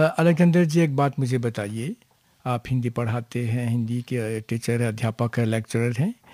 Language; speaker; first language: Hindi; non-native, local second language; Morisyen